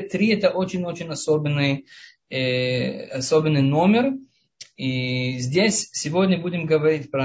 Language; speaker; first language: Russian; early bilingual, heritage; Russian